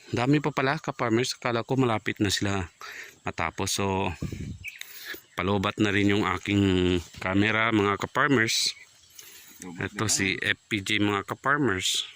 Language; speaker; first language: Filipino; non-native, local second language; Chavacano